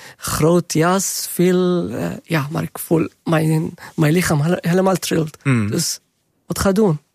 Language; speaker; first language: Dutch; non-native, learner; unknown